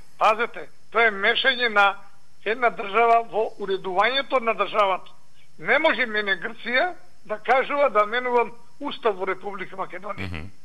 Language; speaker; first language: Macedonian; native; Macedonian